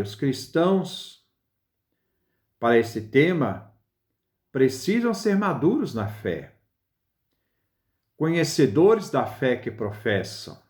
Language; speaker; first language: Portuguese; native; Portuguese